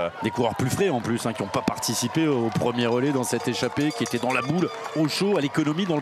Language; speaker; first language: French; native; French